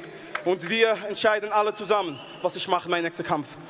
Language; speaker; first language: German; non-native, fluent; Dutch